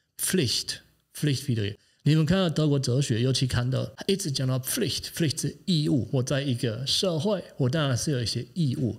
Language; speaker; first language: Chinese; non-native, fluent; German